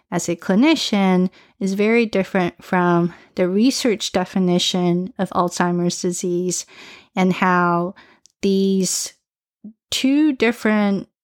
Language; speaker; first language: English; early bilingual, other home language; Chinese